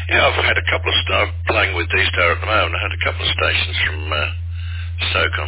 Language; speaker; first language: English; native; English